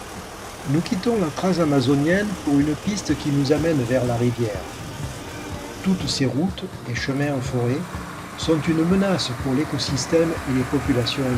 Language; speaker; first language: French; native; French